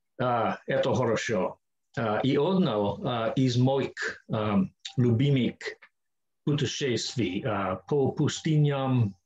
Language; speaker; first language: Russian; non-native, learner; English